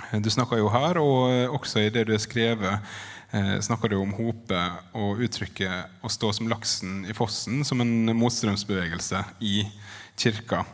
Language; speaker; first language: Norwegian; native; Norwegian